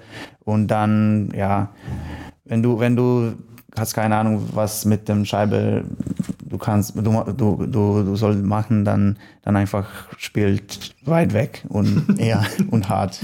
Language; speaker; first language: German; non-native, learner; Polish